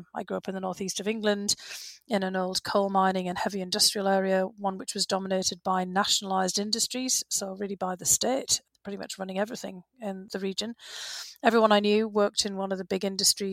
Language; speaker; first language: English; native; English